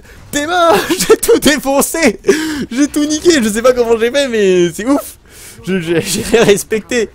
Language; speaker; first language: French; native; French